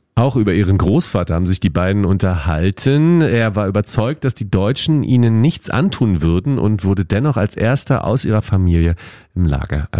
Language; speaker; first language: German; native; German